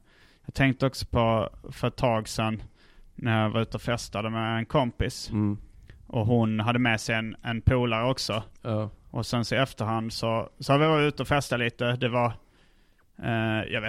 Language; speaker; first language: Swedish; native; Swedish